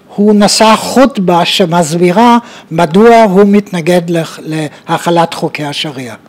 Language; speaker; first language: Hebrew; native; Hebrew